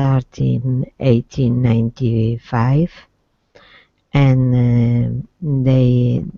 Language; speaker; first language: English; non-native, learner; Spanish